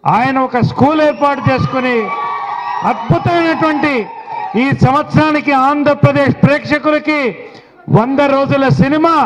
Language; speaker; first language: Telugu; native; Telugu